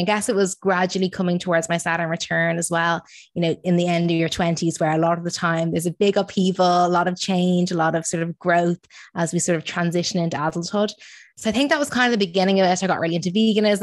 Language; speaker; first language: English; native; English